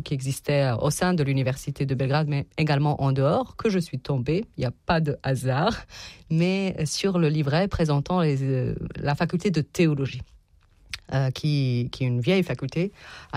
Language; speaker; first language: French; non-native, fluent; Serbian